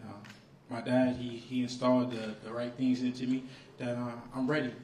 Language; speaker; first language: English; native; English